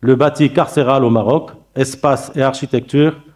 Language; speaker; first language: French; non-native, local second language; Arabic